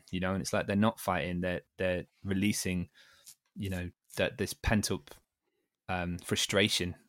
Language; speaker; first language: English; native; English